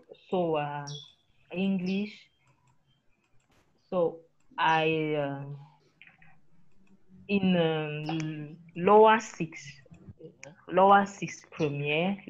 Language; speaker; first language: English; non-native, learner; French